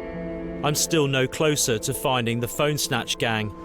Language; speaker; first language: English; native; English